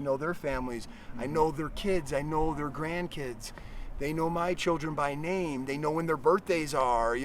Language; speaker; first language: English; native; English